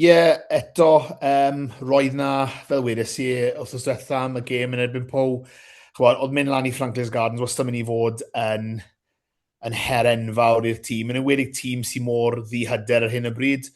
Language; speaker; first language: Welsh; native; Welsh